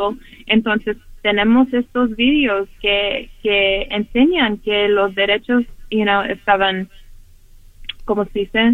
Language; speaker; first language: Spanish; early bilingual, heritage; Spanish